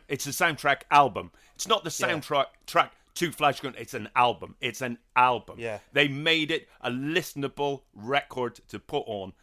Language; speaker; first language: English; native; English